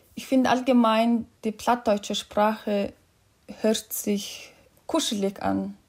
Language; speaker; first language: German; non-native, fluent; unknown